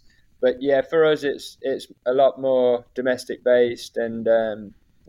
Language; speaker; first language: English; native; English